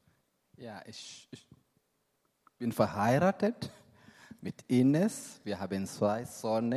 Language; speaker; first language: German; non-native, learner; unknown